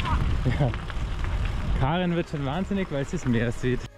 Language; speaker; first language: German; native; German